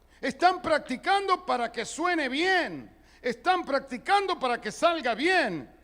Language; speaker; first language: Spanish; early bilingual, other home language; Italian